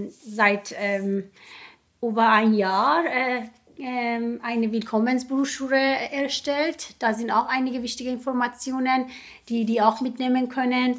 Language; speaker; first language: German; non-native, fluent; Persian